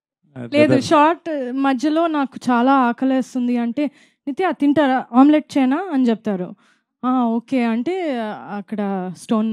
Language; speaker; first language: Telugu; non-native, fluent; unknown